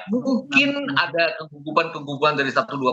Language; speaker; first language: Indonesian; native; Indonesian